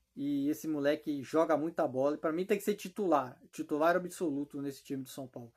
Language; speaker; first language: Portuguese; native; Portuguese